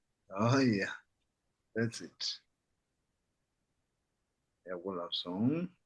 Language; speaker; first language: English; non-native, fluent; Tibetan